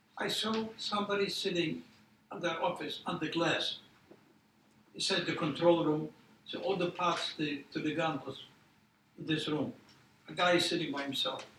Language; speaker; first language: English; non-native, fluent; Polish